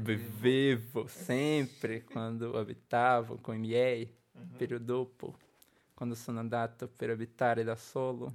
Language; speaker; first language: Italian; non-native, learner; Portuguese